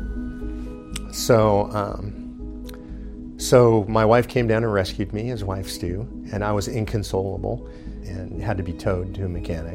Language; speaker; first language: English; native; English